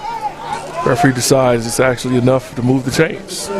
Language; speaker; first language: English; native; English